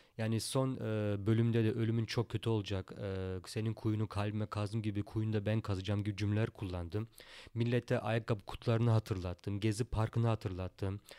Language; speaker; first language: Turkish; early bilingual, heritage; Turkish